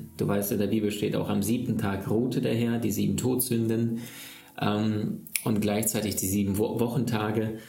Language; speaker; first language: German; early bilingual, other home language; Russian